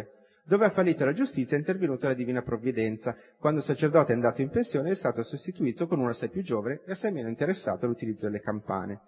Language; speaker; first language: Italian; native; Italian